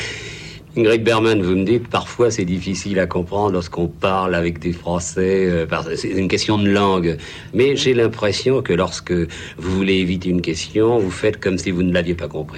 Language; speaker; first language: French; native; French